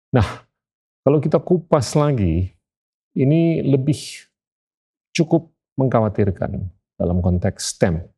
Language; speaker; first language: Indonesian; native; Indonesian